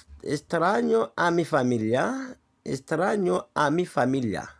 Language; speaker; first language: Spanish; non-native, learner; Haitian Creole